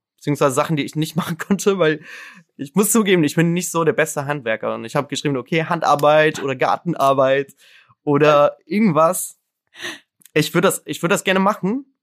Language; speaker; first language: German; non-native, fluent; Arabic